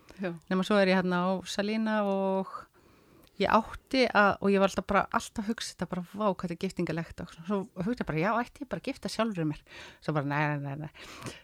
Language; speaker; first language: Icelandic; native; Icelandic